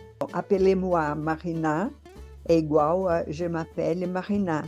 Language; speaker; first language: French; non-native, fluent; Portuguese